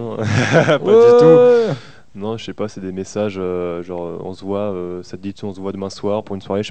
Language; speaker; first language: French; native; French